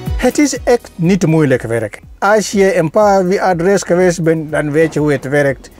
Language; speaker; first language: Dutch; non-native, fluent; Swahili